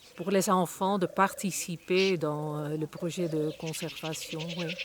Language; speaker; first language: French; non-native, learner; Spanish